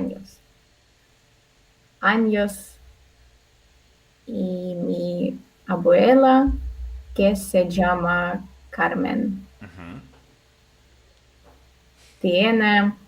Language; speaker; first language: Spanish; non-native, learner; Russian